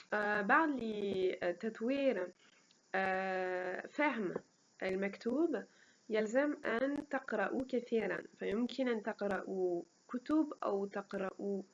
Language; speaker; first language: Arabic; non-native, fluent; French